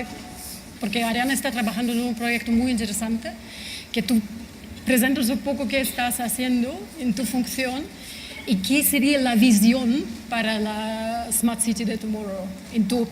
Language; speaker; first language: Spanish; non-native, fluent; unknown